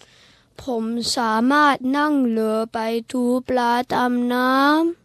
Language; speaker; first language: Thai; early bilingual, heritage; Thai